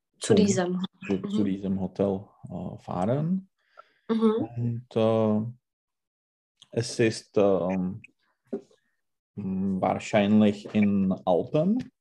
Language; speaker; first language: German; non-native, learner; Czech